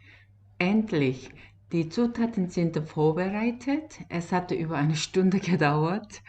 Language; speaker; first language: German; non-native, fluent; Korean